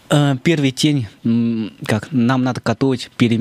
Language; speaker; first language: Russian; non-native, fluent; Chinese